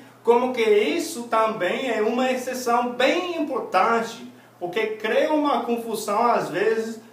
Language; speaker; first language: Portuguese; non-native, fluent; English